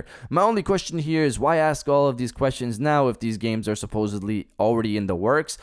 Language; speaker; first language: English; native; English